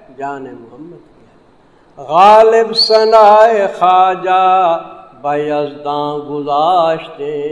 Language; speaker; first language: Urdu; non-native, local second language; Punjabi